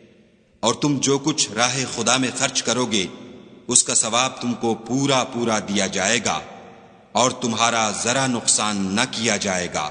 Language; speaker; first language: Urdu; native; Urdu